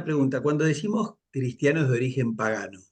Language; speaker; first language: Spanish; native; Spanish